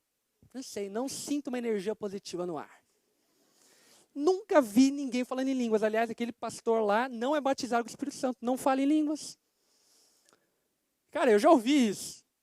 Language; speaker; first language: Portuguese; native; Portuguese